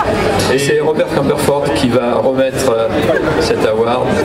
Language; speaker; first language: French; native; French